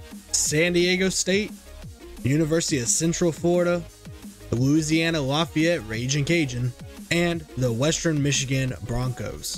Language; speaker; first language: English; native; English